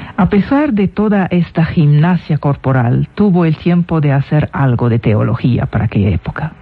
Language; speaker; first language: Spanish; non-native, fluent; Arabic